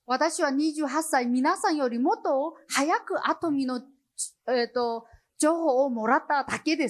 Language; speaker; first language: Japanese; non-native, learner; Chinese